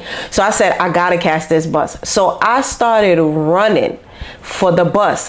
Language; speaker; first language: English; native; English